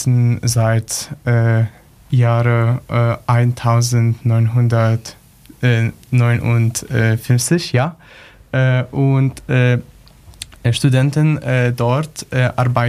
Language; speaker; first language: German; non-native, learner; Polish